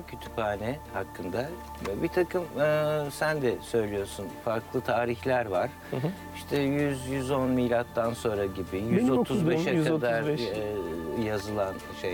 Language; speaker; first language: Turkish; native; Turkish